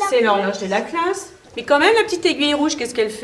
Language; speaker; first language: French; native; French